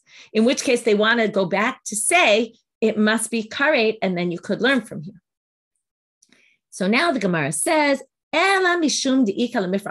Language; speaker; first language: English; native; English